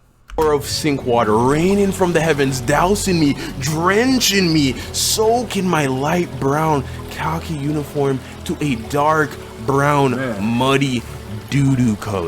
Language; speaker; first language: English; native; English